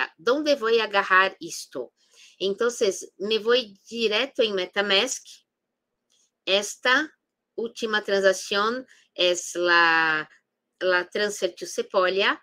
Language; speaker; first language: Spanish; non-native, fluent; Portuguese